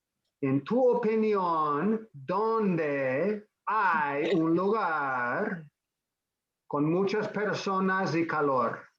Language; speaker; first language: Spanish; non-native, fluent; English